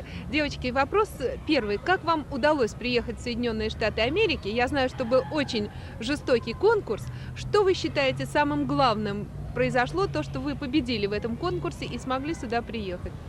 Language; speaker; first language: Russian; native; Russian